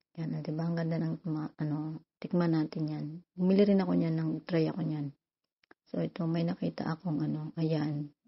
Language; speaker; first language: Filipino; native; Filipino